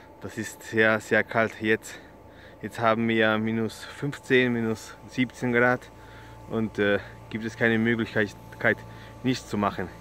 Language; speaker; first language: German; non-native, learner; Spanish